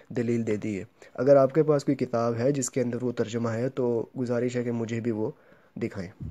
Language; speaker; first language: Urdu; native; Urdu